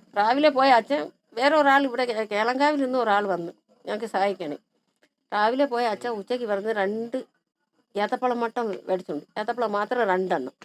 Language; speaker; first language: Malayalam; early bilingual, other home language; Tamil